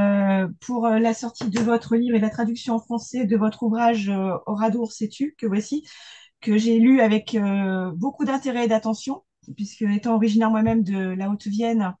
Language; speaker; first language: French; native; French